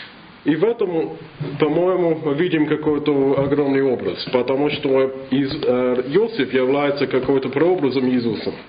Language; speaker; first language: Russian; non-native, fluent; English